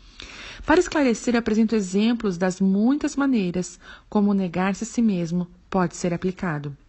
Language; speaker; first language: Portuguese; native; Portuguese